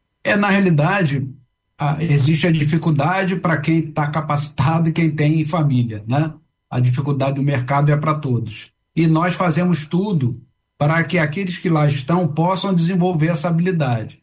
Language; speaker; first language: Portuguese; native; Portuguese